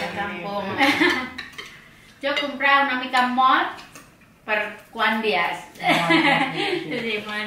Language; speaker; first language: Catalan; non-native, learner; Indonesian